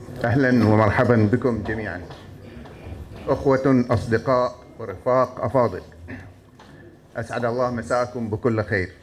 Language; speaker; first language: Arabic; native; Arabic